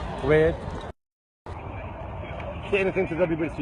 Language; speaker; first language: English; non-native, learner; Arabic